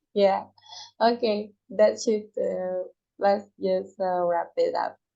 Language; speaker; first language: English; non-native, fluent; Indonesian